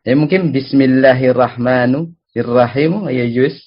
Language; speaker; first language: Arabic; non-native, learner; Malay